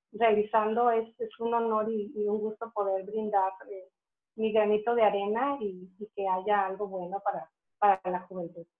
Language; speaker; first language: Spanish; native; Spanish